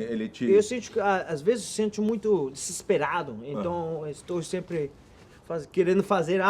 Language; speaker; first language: Portuguese; non-native, learner; Spanish